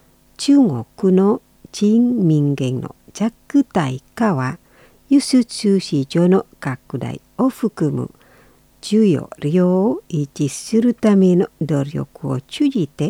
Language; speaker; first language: Japanese; non-native, fluent; Indonesian